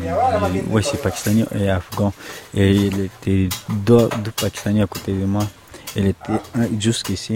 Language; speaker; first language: French; non-native, learner; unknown